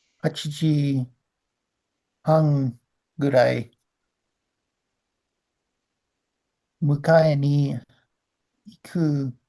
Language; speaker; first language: Japanese; non-native, learner; English